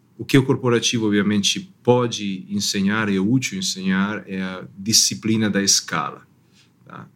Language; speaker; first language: Portuguese; non-native, fluent; Italian